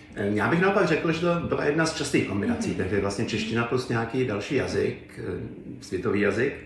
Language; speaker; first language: Czech; native; Czech